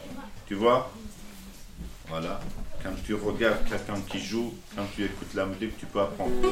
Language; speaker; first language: French; non-native, fluent; Kurdish